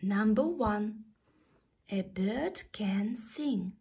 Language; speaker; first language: English; non-native, fluent; Kazakh